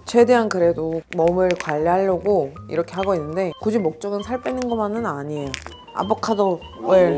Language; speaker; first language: Korean; non-native, fluent; Georgian